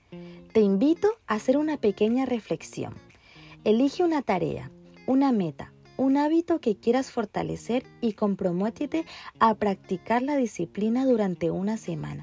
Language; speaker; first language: Spanish; native; Spanish